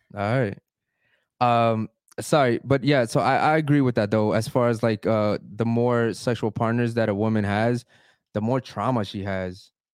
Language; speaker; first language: English; early bilingual, other home language; Spanish